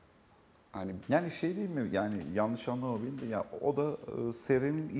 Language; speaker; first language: Turkish; native; Turkish